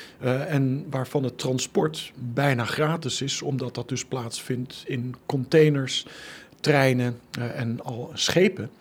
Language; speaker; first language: Dutch; native; Dutch